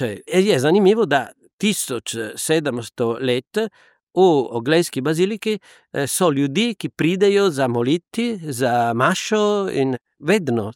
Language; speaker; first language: Slovenian; non-native, learner; Italian